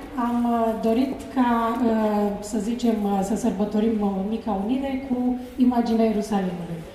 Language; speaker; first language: Romanian; native; Romanian